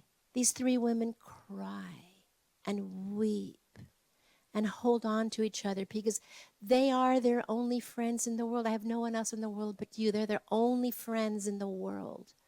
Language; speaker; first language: English; native; English